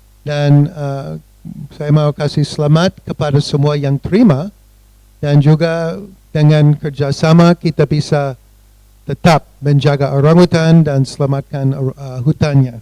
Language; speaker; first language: Indonesian; non-native, fluent; English